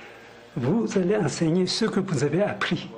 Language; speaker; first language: French; non-native, fluent; Tibetan